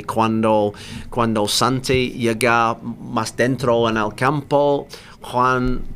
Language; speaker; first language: Spanish; non-native, learner; English